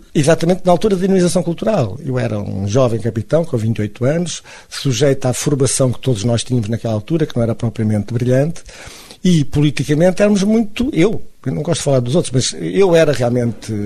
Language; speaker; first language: Portuguese; native; Portuguese